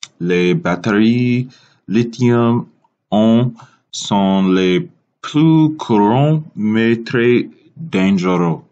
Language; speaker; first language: French; non-native, learner; English